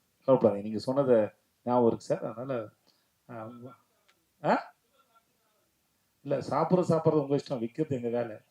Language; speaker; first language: Tamil; native; Tamil